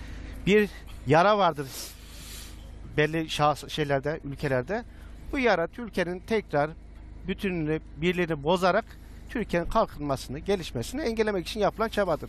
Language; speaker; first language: Turkish; native; Turkish